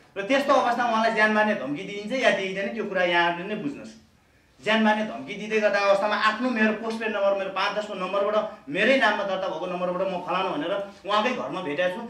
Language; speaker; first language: Nepali; native; Nepali